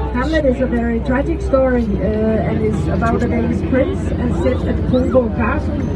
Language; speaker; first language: English; non-native, fluent; Danish